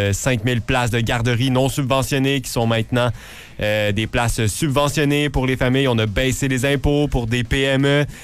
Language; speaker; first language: French; native; French